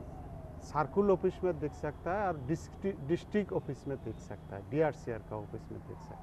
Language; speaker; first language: Urdu; non-native, local second language; Bangla